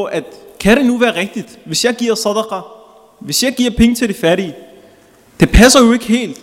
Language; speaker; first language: Danish; early bilingual, other home language; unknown